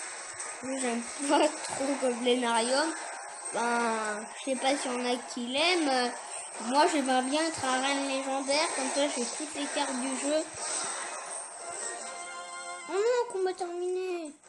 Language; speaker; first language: French; native; French